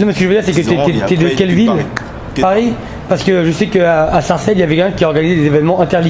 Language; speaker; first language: French; native; French